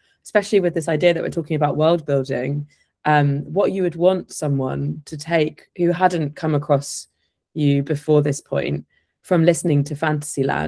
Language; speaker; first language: English; native; English